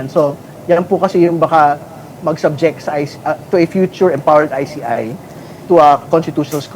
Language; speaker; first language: Filipino; native; Filipino